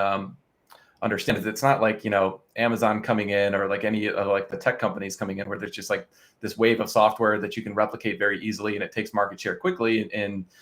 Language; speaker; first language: English; native; English